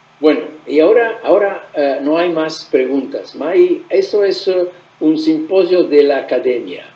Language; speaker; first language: Spanish; non-native, fluent; Italian